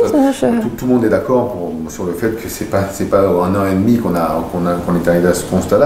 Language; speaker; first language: French; native; French